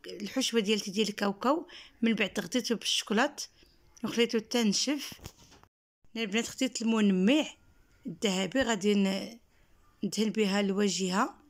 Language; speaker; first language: Arabic; native; Arabic